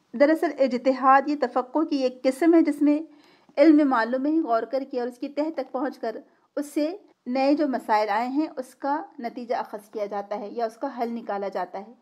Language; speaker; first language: Urdu; native; Urdu